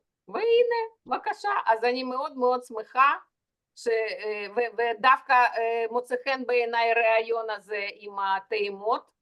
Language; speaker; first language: Hebrew; non-native, fluent; Russian